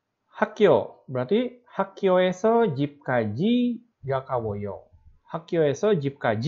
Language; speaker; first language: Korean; non-native, fluent; Indonesian